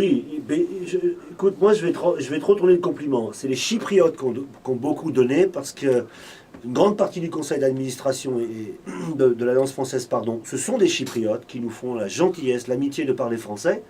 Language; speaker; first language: French; native; French